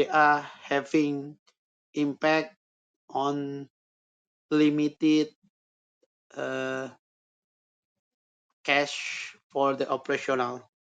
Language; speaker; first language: English; non-native, learner; Indonesian